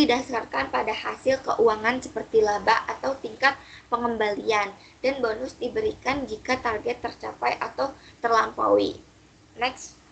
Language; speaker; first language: Indonesian; native; Indonesian